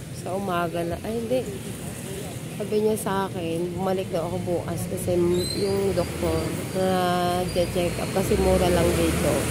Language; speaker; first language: Filipino; non-native, local second language; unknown